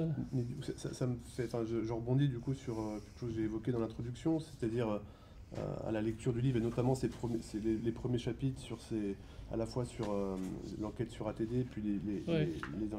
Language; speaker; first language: French; native; French